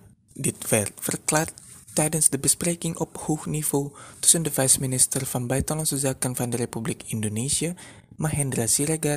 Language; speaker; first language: Dutch; non-native, fluent; Indonesian